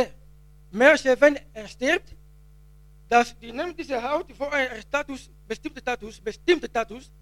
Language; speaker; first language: German; non-native, learner; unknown